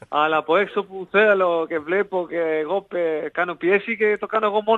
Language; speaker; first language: Greek; non-native, learner; Spanish